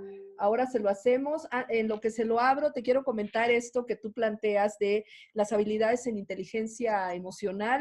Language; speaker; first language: Spanish; native; Spanish